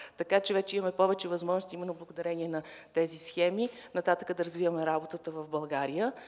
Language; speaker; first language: Bulgarian; native; Bulgarian